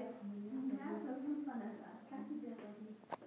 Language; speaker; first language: Russian; non-native, learner; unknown